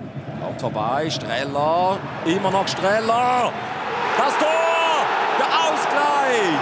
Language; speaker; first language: German; native; German